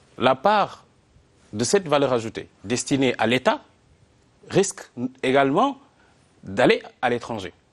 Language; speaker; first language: French; non-native, local second language; Arabic